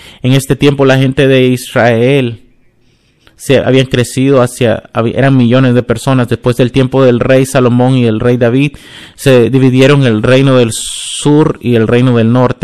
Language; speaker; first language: Spanish; non-native, fluent; English